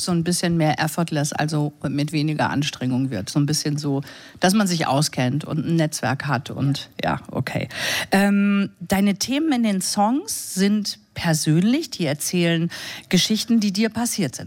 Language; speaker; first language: German; native; German